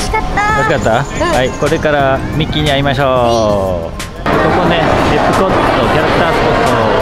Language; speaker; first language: Japanese; native; Japanese